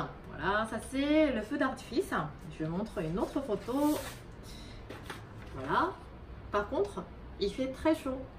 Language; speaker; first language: French; non-native, fluent; Japanese